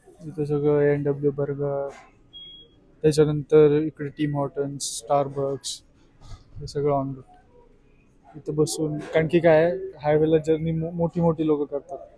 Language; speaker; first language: Marathi; native; Marathi